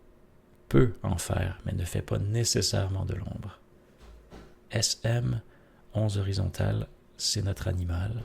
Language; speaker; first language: French; native; French